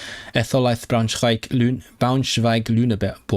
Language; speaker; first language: Welsh; non-native, learner; Cantonese